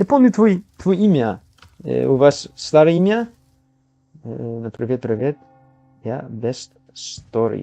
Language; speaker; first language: Russian; non-native, learner; English